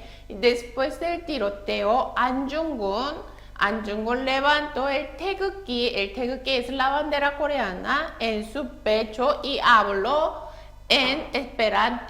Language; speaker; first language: Spanish; non-native, fluent; Korean